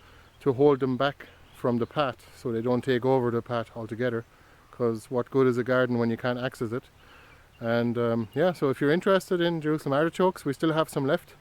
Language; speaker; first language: English; native; English